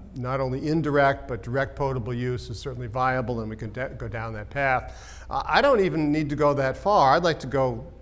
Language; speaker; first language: English; native; English